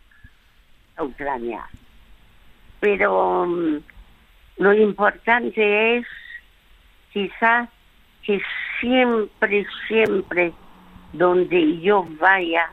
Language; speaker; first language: Spanish; early bilingual, other home language; French